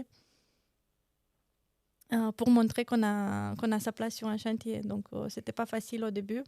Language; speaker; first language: French; non-native, fluent; Romanian